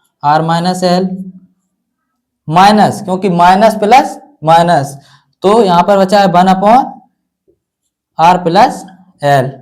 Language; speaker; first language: Hindi; native; Hindi